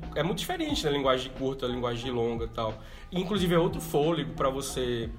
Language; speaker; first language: Portuguese; native; Portuguese